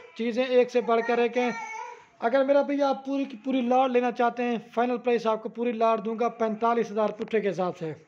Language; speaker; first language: Urdu; non-native, local second language; Saraiki